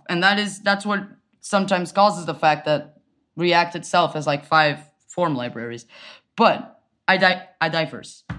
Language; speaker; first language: English; non-native, fluent; Portuguese